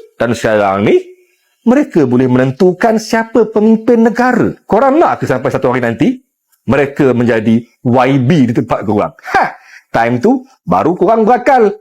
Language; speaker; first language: Malay; native; Malay